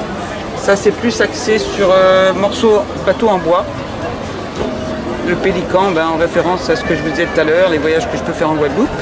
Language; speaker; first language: French; native; French